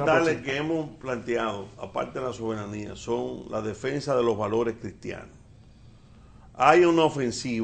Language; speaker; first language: Spanish; native; Spanish